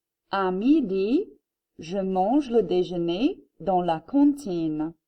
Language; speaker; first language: French; non-native, fluent; English